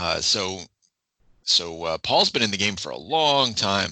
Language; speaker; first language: English; native; English